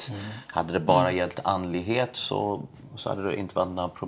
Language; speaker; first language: Swedish; early bilingual, other home language; Persian